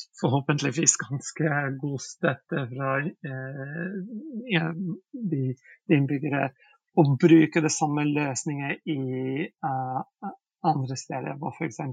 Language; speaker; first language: Norwegian; non-native, fluent; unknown